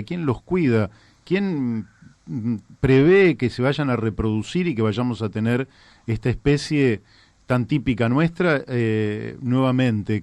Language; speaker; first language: Spanish; native; Spanish